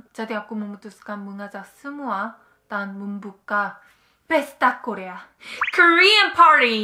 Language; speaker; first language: Indonesian; non-native, learner; Korean